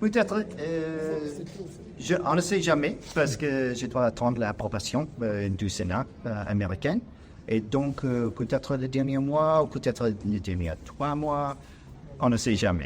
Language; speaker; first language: French; non-native, fluent; English